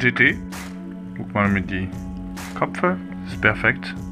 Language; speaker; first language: German; non-native, learner; French